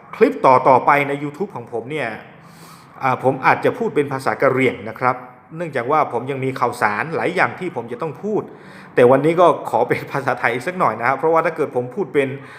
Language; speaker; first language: Thai; non-native, local second language; S'gaw Karen